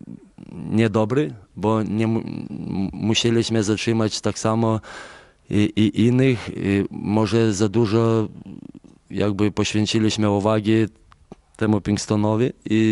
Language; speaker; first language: Polish; non-native, fluent; Lithuanian